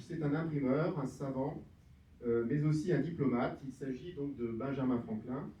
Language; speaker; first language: French; native; French